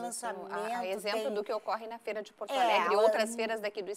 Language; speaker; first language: Portuguese; native; Portuguese